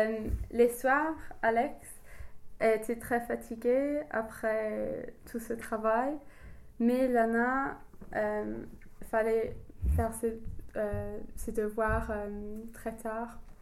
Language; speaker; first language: French; non-native, learner; English